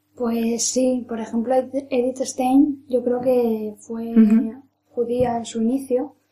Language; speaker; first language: Spanish; native; Spanish